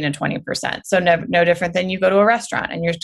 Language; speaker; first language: English; native; English